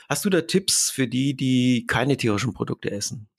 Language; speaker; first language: German; native; German